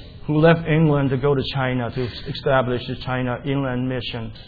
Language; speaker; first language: English; native; English